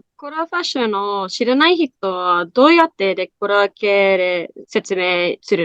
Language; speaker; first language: Japanese; non-native, learner; English